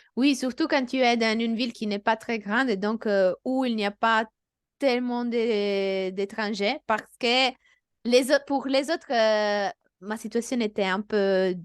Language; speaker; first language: French; non-native, fluent; Italian